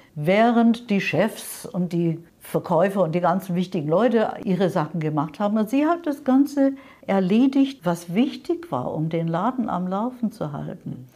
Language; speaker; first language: German; non-native, fluent; English